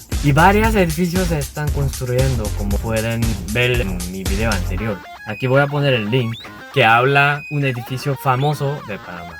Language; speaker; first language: Spanish; non-native, learner; Korean